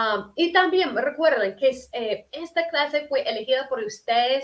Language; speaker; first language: Spanish; early bilingual, heritage; Spanish